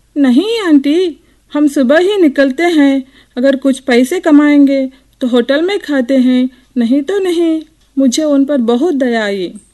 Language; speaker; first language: Hindi; non-native, local second language; Telugu